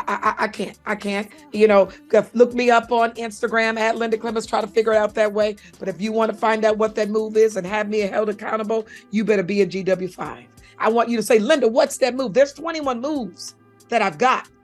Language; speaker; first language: English; native; English